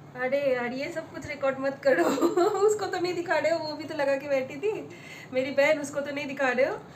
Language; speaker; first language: Hindi; non-native, local second language; Bangla